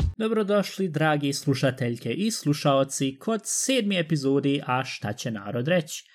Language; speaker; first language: Bosnian; early bilingual, heritage; Bosnian